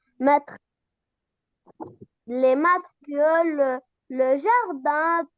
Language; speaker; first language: French; non-native, learner; Arabic